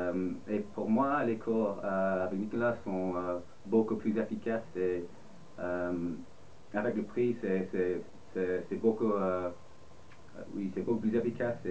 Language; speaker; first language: French; non-native, fluent; English